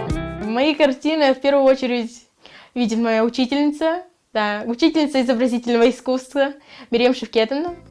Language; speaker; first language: Russian; native; Russian